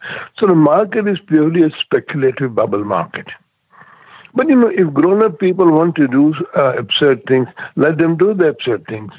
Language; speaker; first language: English; non-native, local second language; Gujarati